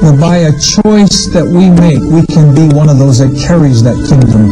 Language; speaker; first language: English; native; English